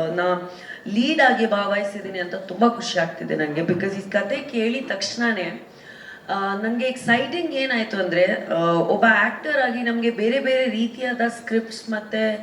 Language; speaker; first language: Kannada; non-native, local second language; Punjabi